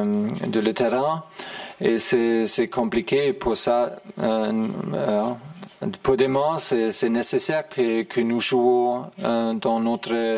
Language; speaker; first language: French; non-native, fluent; German